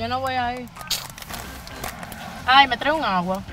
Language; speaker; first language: Spanish; native; Spanish